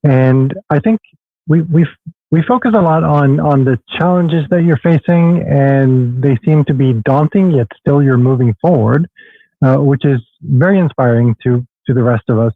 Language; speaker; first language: English; non-native, fluent; Swedish